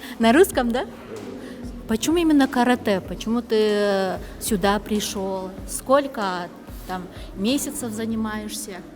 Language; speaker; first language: Russian; non-native, local second language; Kyrgyz